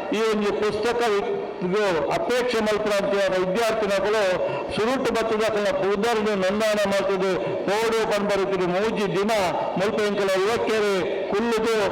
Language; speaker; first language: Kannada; non-native, local second language; Tulu